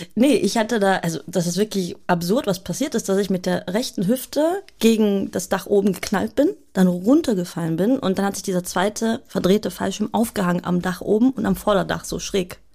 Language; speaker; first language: German; early bilingual, other home language; Bulgarian